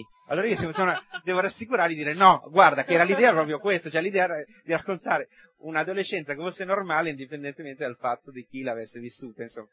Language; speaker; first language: Italian; native; Italian